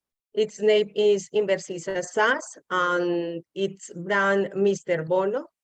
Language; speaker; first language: English; non-native, learner; Spanish